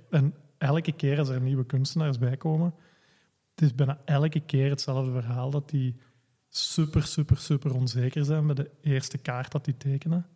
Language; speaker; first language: Dutch; native; Dutch